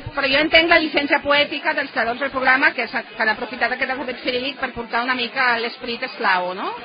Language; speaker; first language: Catalan; non-native, fluent; Polish